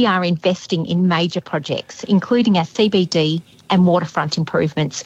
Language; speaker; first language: English; native; English